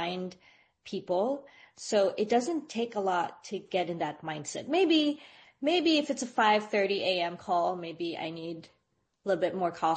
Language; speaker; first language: English; non-native, local second language; Filipino